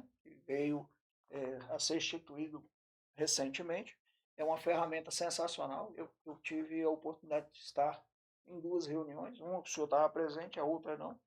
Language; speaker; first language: Portuguese; native; Portuguese